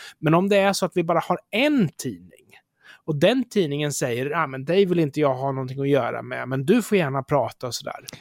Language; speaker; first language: Swedish; native; Swedish